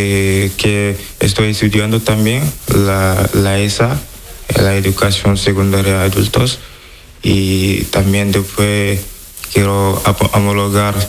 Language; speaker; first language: Spanish; non-native, learner; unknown